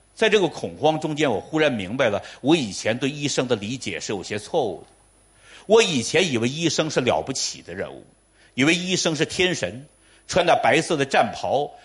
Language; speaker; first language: Chinese; native; Chinese